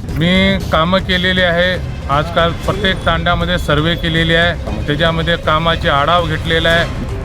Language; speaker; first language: Marathi; non-native, local second language; Lambadi